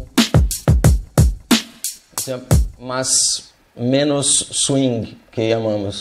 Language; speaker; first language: Spanish; non-native, fluent; Portuguese